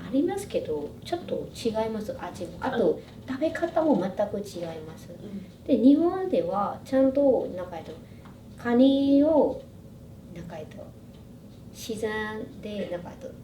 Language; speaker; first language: Japanese; non-native, fluent; Burmese